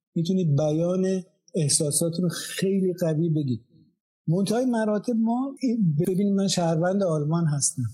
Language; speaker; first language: Persian; non-native, local second language; Azerbaijani